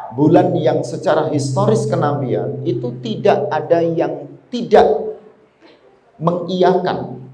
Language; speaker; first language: Indonesian; native; Indonesian